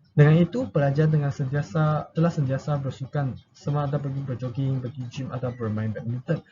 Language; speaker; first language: Malay; non-native, local second language; Chinese